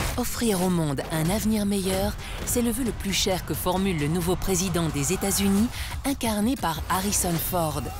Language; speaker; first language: French; native; French